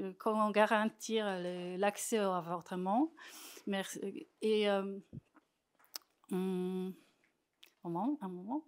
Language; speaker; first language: French; non-native, fluent; Polish